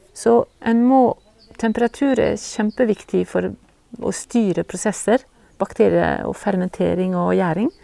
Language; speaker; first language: Norwegian; non-native, fluent; French